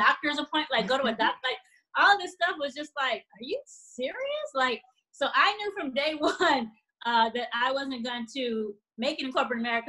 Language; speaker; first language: English; native; English